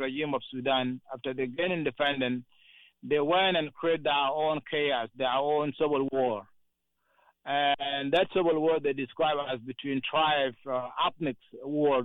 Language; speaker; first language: English; non-native, fluent; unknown